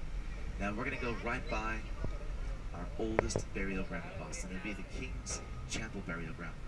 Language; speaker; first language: English; native; English